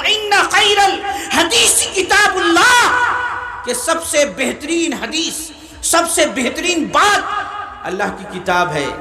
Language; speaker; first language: Urdu; native; Urdu